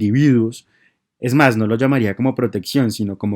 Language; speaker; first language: Spanish; native; Spanish